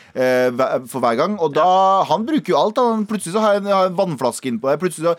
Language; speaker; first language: Norwegian; early bilingual, other home language; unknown